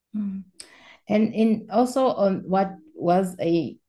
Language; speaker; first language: English; non-native, local second language; Swati